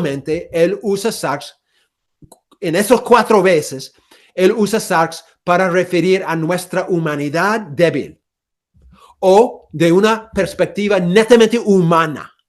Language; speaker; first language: Spanish; non-native, fluent; English